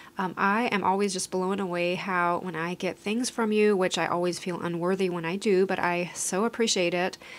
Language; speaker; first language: English; native; English